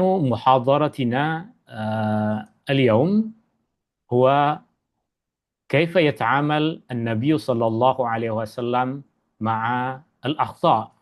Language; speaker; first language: Arabic; non-native, fluent; Malay